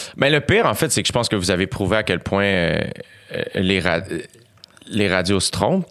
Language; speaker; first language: French; native; French